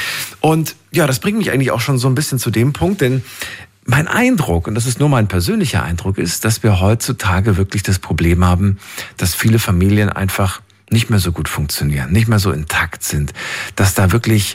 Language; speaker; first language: German; native; German